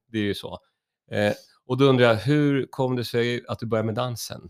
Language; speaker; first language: Swedish; native; Swedish